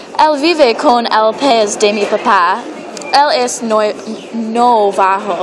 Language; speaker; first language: Spanish; non-native, learner; English